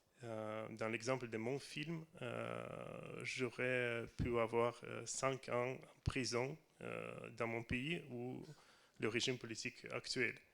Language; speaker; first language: French; non-native, learner; Russian